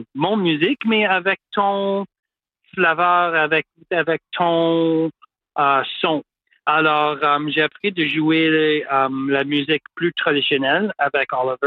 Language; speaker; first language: French; non-native, local second language; English